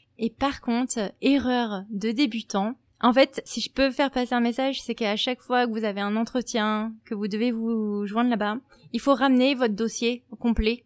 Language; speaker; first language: French; native; French